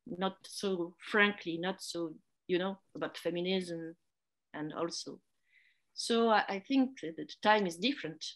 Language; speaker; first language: English; non-native, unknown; French